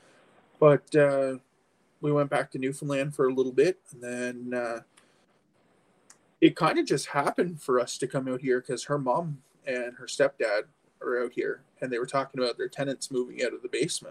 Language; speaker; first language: English; native; English